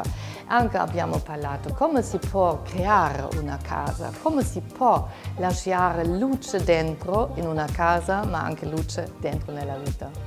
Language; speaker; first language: Italian; non-native, fluent; German